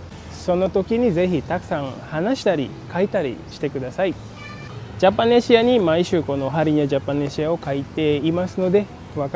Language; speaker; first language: Japanese; non-native, fluent; Indonesian